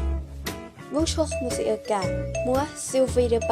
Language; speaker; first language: French; non-native, learner; Thai